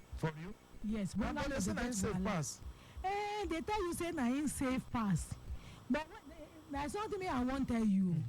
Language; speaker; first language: Nigerian Pidgin; non-native, local second language; Yoruba